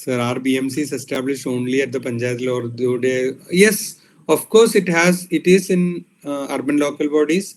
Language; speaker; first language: English; non-native, local second language; Malayalam